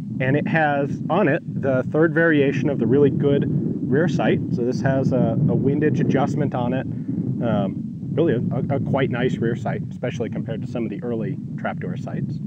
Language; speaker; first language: English; native; English